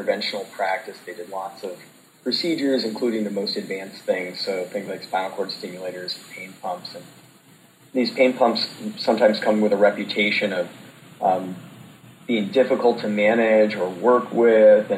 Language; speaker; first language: English; native; English